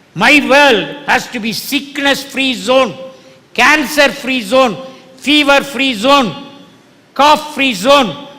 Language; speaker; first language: English; non-native, local second language; Tamil